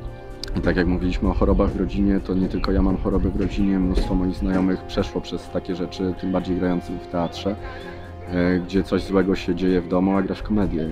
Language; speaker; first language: Polish; native; Polish